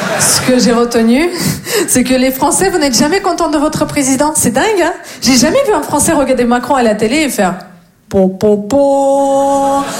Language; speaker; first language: French; non-native, fluent; Russian